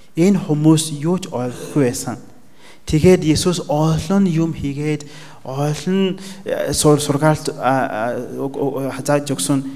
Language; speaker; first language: Mongolian; non-native, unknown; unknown